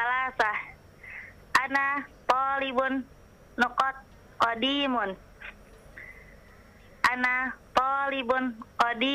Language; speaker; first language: Arabic; non-native, learner; Indonesian